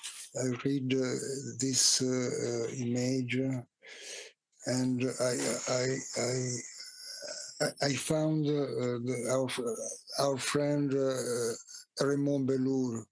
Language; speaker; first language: English; non-native, fluent; Italian